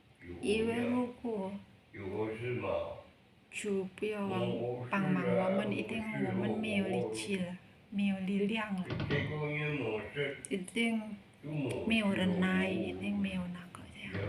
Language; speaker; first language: Chinese; non-native, learner; Indonesian